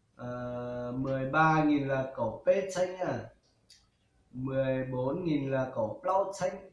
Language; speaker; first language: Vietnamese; non-native, local second language; Hmong